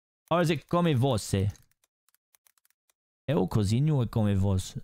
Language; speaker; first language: Portuguese; non-native, learner; English